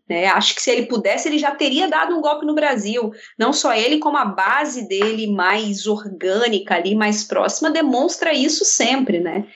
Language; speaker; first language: Portuguese; native; Portuguese